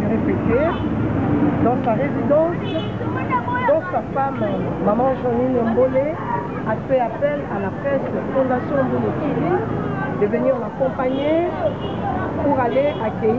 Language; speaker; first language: French; non-native, local second language; Lingala